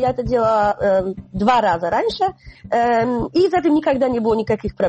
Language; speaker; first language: Russian; non-native, fluent; Polish